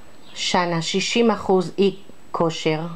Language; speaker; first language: Hebrew; native; Hebrew